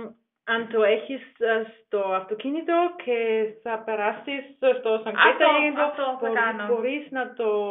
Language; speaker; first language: Greek; non-native, learner; German